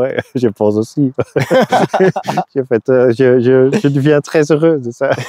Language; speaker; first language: French; non-native, local second language; Dutch